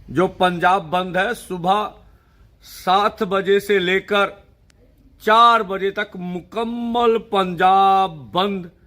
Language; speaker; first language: Hindi; non-native, local second language; Punjabi